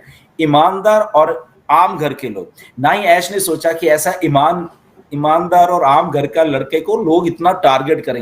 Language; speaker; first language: Hindi; native; Hindi